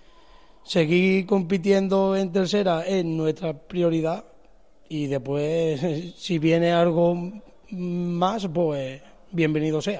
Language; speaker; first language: Spanish; native; Spanish